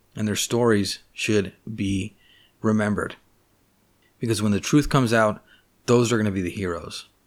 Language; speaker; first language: English; native; English